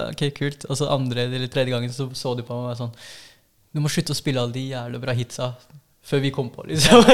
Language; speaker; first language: Norwegian; early bilingual, other home language; Filipino